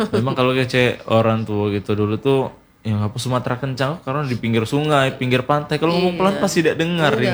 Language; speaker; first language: Indonesian; native; Indonesian